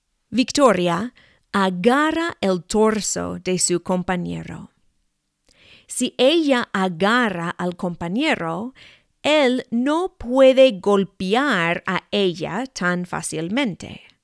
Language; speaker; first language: Spanish; non-native, fluent; English